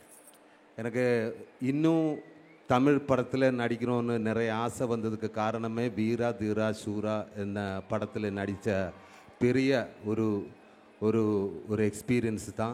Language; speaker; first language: Tamil; non-native, local second language; Malayalam